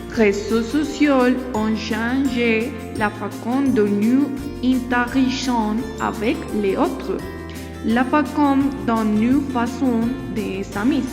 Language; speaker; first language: French; non-native, learner; Spanish